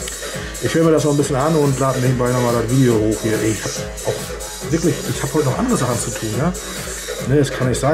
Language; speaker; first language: German; native; German